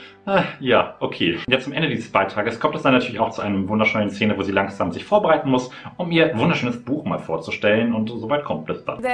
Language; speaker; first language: German; native; German